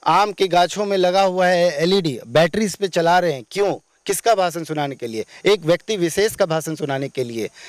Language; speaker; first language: Hindi; native; Hindi